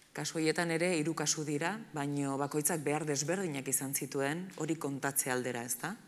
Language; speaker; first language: Basque; native; Basque